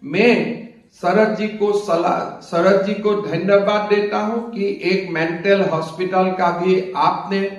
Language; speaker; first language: Hindi; non-native, local second language; Assamese